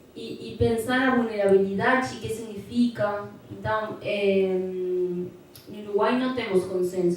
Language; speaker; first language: Portuguese; non-native, fluent; Spanish